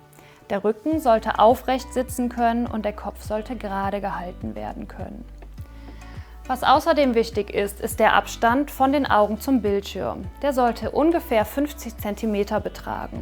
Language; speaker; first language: German; native; German